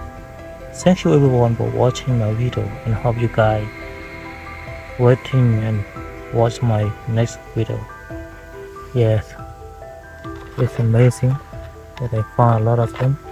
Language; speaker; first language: English; non-native, learner; Khmer